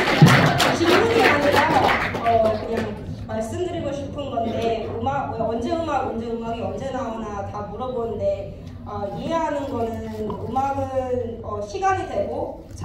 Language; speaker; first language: Korean; early bilingual, heritage; English